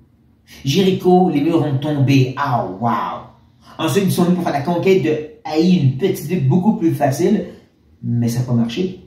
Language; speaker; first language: French; native; French